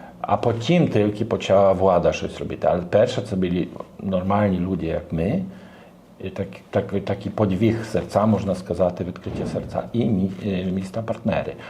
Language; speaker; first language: Ukrainian; non-native, learner; Polish